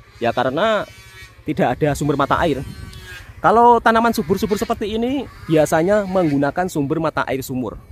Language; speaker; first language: Indonesian; native; Indonesian